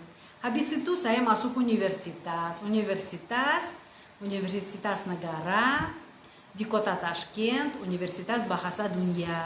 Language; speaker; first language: Indonesian; non-native, fluent; Russian